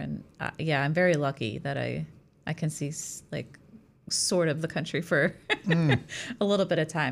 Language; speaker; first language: English; native; English